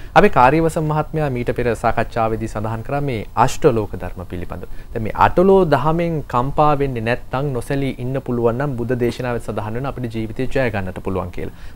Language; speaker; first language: Sinhala; native; Sinhala